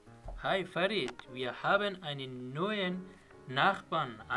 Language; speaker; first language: German; non-native, learner; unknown